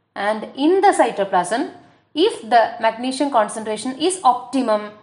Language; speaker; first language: English; non-native, local second language; Malayalam